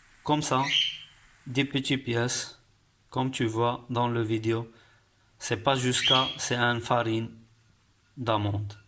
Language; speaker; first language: French; non-native, learner; Arabic